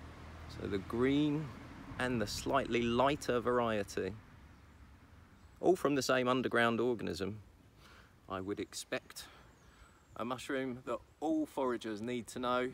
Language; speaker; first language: English; native; English